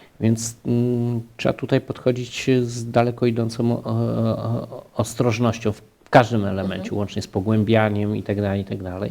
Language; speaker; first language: Polish; native; Polish